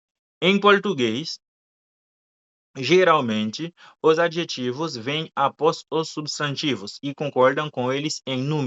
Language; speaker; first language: Portuguese; non-native, fluent; Haitian Creole